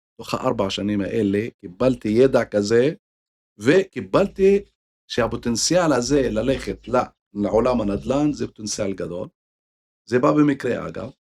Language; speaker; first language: Hebrew; non-native, local second language; Arabic